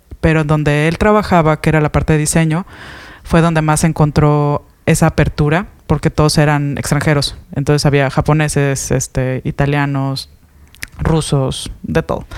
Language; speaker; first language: Spanish; early bilingual, heritage; Spanish